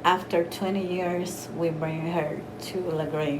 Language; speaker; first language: English; non-native, learner; Spanish